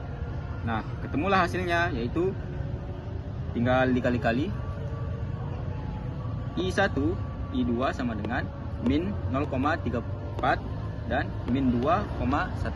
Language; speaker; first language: Indonesian; native; Indonesian